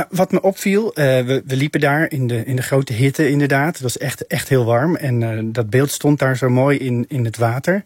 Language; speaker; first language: Dutch; native; Dutch